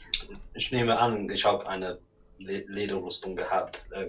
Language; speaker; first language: German; non-native, learner; English